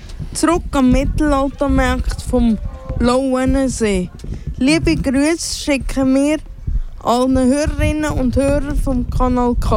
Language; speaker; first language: German; native; German